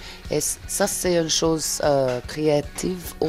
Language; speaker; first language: French; non-native, fluent; English